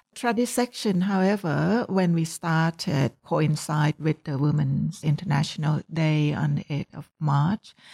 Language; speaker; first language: English; non-native, fluent; Thai